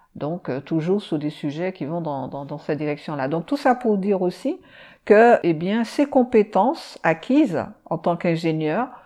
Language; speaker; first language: French; native; French